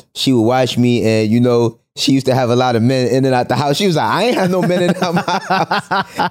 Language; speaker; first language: English; native; English